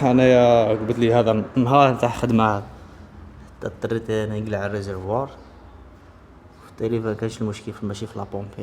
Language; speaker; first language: Arabic; native; Arabic